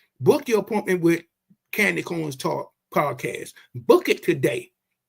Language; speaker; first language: English; native; English